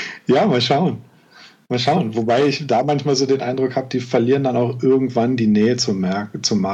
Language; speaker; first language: German; native; German